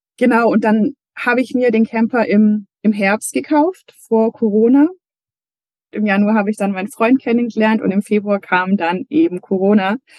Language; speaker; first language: German; native; German